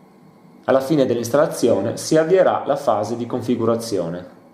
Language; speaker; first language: Italian; native; Italian